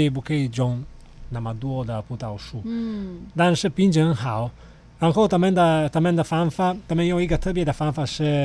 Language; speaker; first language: Chinese; non-native, fluent; Italian